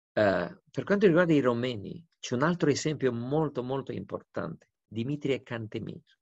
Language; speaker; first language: Italian; non-native, fluent; Romanian